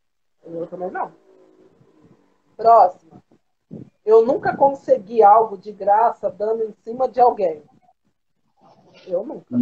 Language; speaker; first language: Portuguese; native; Portuguese